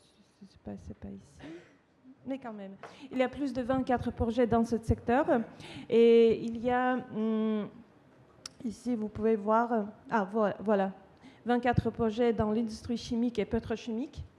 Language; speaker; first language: French; non-native, fluent; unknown